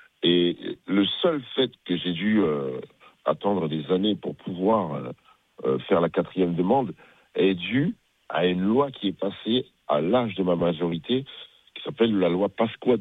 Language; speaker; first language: French; native; French